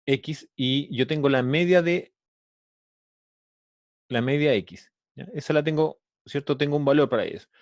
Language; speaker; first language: Spanish; native; Spanish